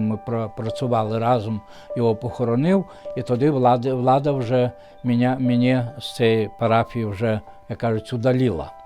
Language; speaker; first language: Ukrainian; non-native, fluent; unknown